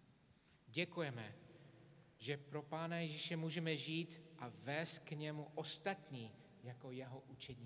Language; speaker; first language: Czech; non-native, fluent; English